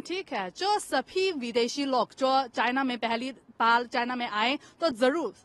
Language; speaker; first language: Hindi; non-native, fluent; Chinese